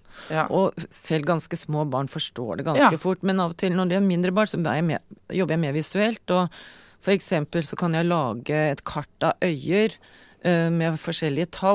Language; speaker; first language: Norwegian; native; Norwegian